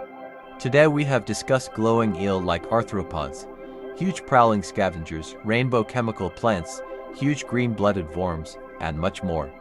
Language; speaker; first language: English; native; English